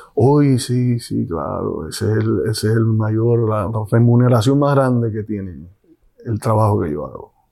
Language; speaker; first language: Spanish; native; Spanish